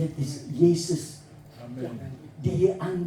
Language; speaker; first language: Dutch; non-native, fluent; Indonesian